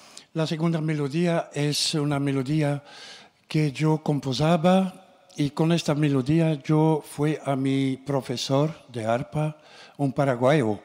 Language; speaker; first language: Spanish; non-native, learner; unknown